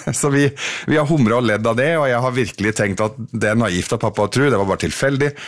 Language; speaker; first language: Norwegian; early bilingual, other home language; Arabic